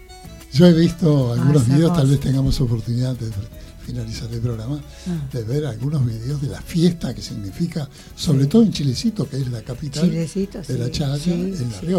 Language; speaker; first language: Spanish; native; Spanish